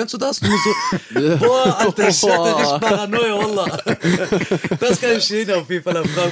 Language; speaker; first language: German; early bilingual, other home language; Kurdish